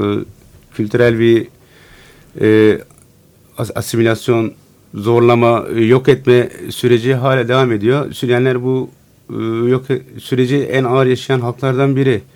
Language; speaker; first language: Turkish; non-native, local second language; Turoyo